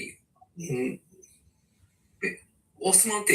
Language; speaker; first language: English; non-native, learner; Japanese